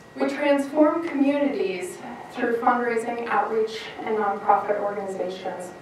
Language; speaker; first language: English; native; English